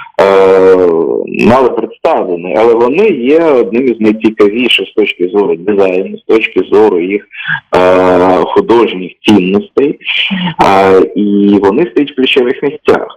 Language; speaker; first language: Ukrainian; native; Ukrainian